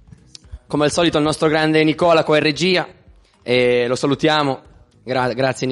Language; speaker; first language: Italian; native; Italian